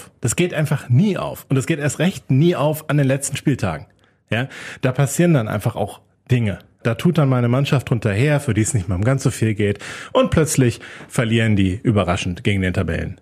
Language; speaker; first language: German; native; German